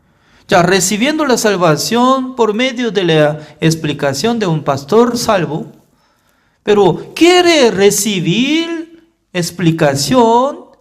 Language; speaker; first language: Spanish; non-native, fluent; Korean